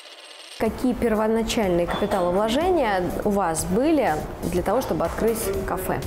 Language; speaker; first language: Russian; native; Russian